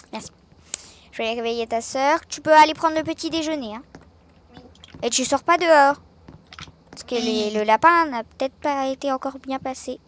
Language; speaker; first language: French; native; French